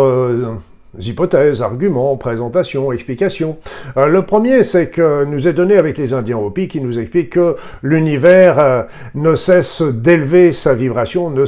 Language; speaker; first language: French; native; French